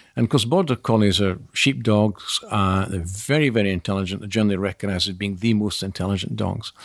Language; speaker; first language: English; native; English